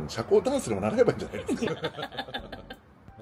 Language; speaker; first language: Japanese; native; Japanese